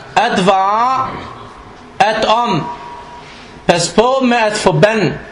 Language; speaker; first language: Danish; non-native, fluent; Arabic